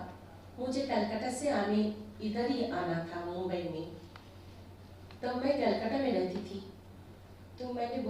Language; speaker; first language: Hindi; non-native, local second language; Bangla